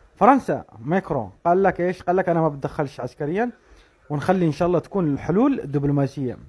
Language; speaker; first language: Arabic; native; Arabic